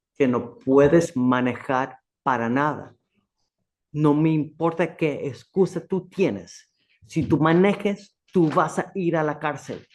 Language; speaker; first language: Spanish; non-native, learner; English